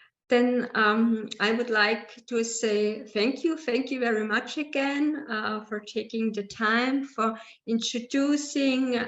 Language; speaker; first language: English; non-native, learner; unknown